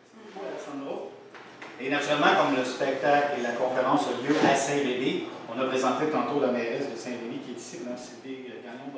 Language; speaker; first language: French; native; French